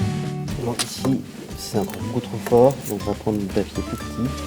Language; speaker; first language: French; native; French